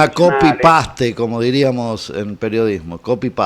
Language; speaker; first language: Spanish; native; Spanish